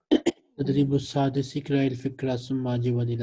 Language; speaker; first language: Arabic; non-native, fluent; Urdu